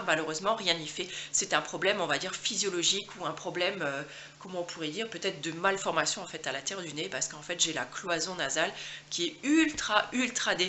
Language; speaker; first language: French; native; French